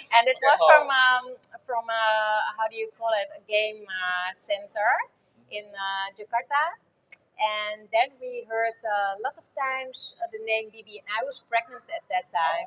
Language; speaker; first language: English; non-native, fluent; Dutch